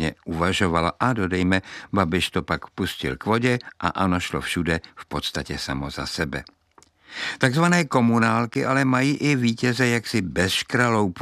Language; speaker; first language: Czech; native; Czech